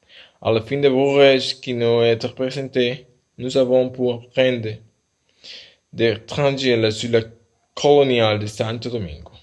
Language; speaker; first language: French; non-native, learner; Spanish